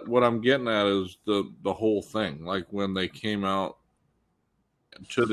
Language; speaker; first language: English; native; English